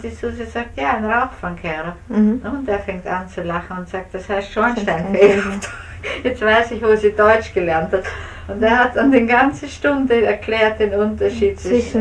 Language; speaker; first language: German; native; German